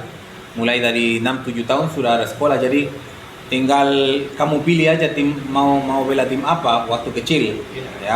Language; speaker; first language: Indonesian; non-native, fluent; Spanish